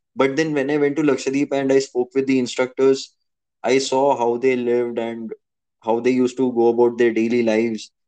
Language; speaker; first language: English; non-native, local second language; Hindi